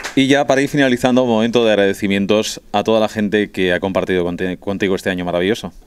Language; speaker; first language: Spanish; native; Spanish